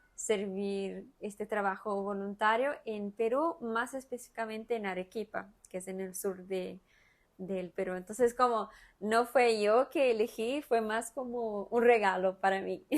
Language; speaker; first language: Spanish; non-native, fluent; Portuguese